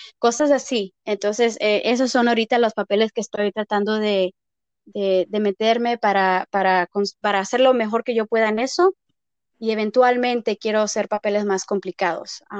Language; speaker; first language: Spanish; early bilingual, heritage; Spanish